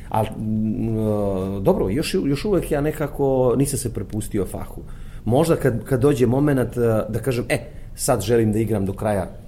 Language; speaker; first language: Serbian; native; Serbian